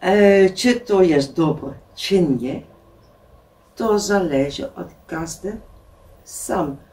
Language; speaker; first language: Polish; non-native, learner; Dutch